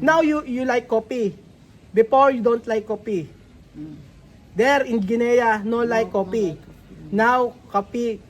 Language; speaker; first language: English; non-native, learner; Filipino